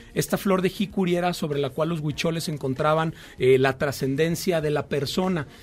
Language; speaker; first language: Spanish; native; Spanish